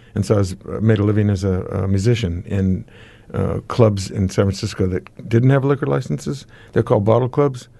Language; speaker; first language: English; native; English